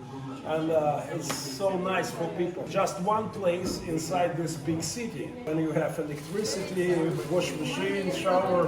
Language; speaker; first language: English; non-native, learner; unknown